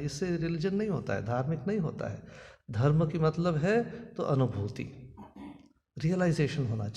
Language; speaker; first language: Hindi; non-native, local second language; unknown